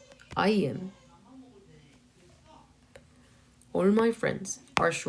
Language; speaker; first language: English; non-native, fluent; Korean